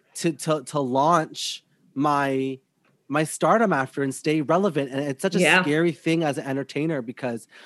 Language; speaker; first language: English; native; English